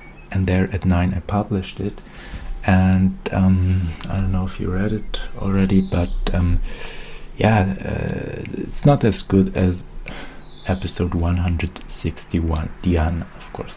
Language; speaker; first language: English; non-native, fluent; German